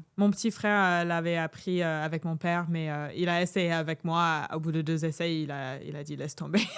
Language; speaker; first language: French; non-native, fluent; English